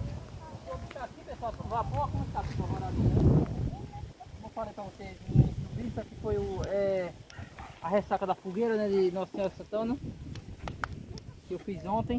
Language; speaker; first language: Portuguese; native; Portuguese